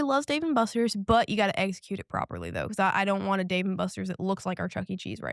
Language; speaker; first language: English; native; English